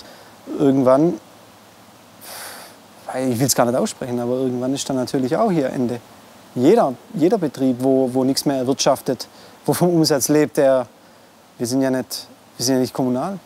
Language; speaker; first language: German; native; German